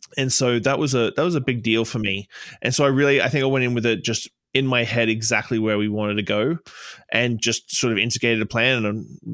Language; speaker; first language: English; native; English